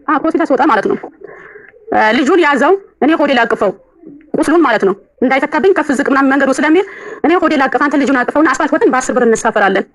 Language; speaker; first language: Amharic; non-native, local second language; Sebat Bet Gurage